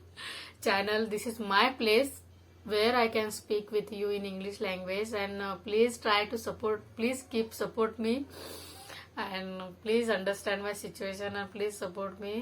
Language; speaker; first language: English; non-native, local second language; Marathi